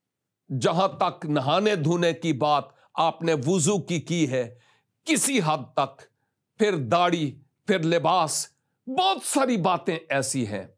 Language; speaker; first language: Urdu; native; Urdu